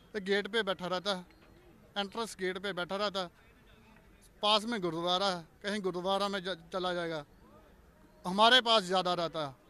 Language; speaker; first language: Hindi; native; Hindi